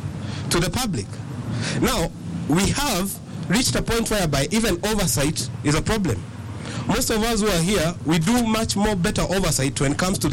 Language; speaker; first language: English; non-native, local second language; Kikuyu